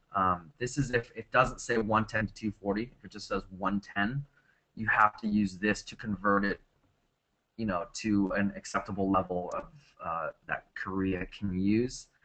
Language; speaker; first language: English; native; English